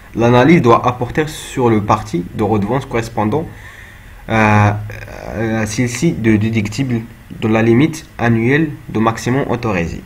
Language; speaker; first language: French; non-native, local second language; Arabic